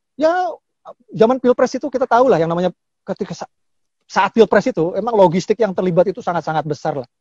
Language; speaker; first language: Indonesian; native; Indonesian